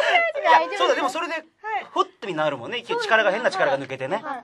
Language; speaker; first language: Japanese; native; Japanese